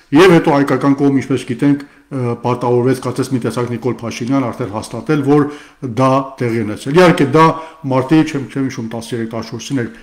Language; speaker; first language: Armenian; early bilingual, heritage; Armenian